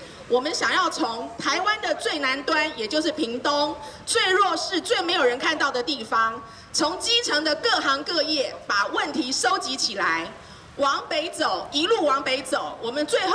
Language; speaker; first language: Chinese; native; Chinese